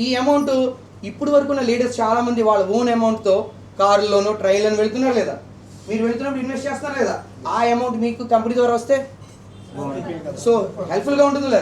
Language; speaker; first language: Telugu; native; Telugu